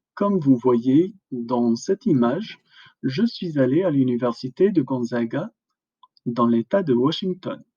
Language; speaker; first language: French; non-native, fluent; English